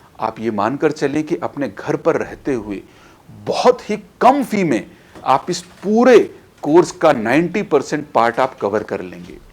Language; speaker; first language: Hindi; native; Hindi